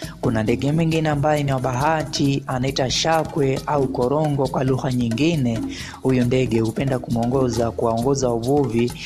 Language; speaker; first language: Swahili; non-native, local second language; Luyia